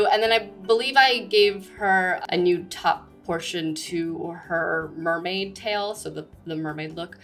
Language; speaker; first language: English; native; English